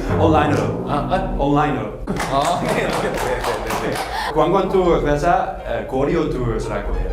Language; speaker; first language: Korean; non-native, learner; Dutch